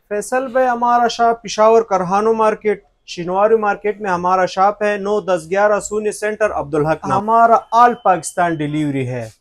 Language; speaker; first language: Urdu; non-native, local second language; Pashto